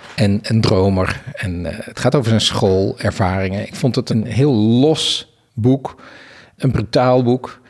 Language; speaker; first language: Dutch; native; Dutch